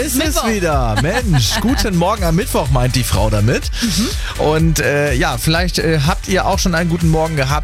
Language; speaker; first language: German; native; German